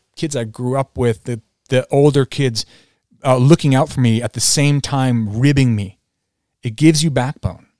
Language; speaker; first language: English; native; English